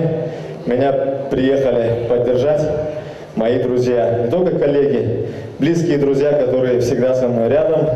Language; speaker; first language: Russian; non-native, local second language; Karachay-Balkar